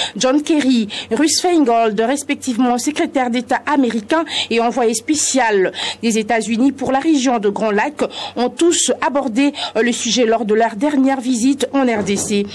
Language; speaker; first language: French; non-native, local second language; Lingala